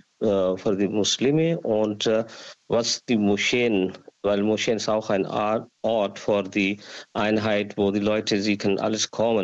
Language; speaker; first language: German; non-native, learner; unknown